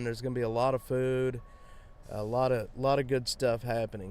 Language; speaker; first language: English; native; English